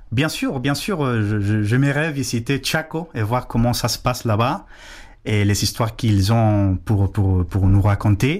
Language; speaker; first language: French; non-native, fluent; Spanish